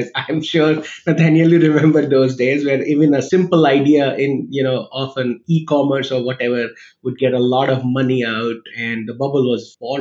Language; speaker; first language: English; non-native, local second language; Hindi